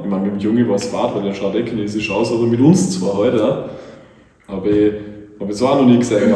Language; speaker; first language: German; native; German